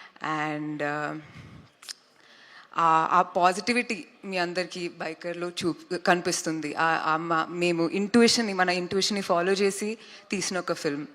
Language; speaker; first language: Telugu; non-native, fluent; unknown